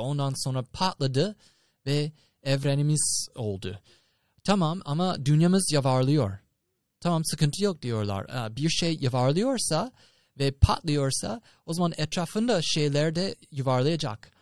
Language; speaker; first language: Turkish; non-native, fluent; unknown